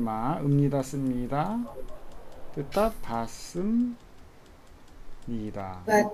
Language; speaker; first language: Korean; native; Korean